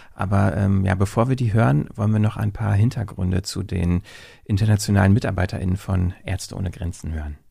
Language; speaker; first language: German; native; German